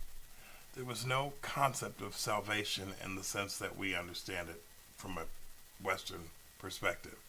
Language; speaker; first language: English; native; English